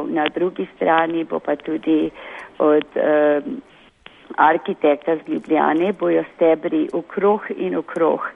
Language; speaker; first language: Slovenian; early bilingual, heritage; Slovenian